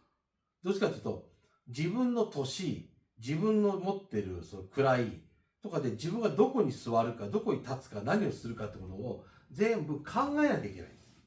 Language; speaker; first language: Japanese; native; Japanese